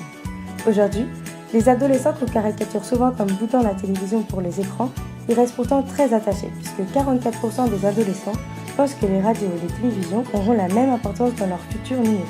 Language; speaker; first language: French; native; French